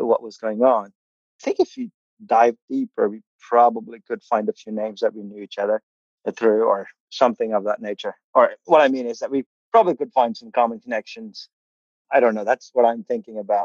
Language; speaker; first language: English; non-native, local second language; Malayalam